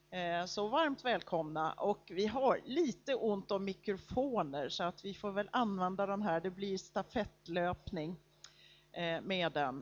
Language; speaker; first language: Swedish; native; Swedish